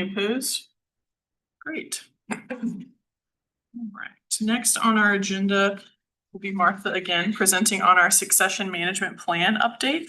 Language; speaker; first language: English; native; English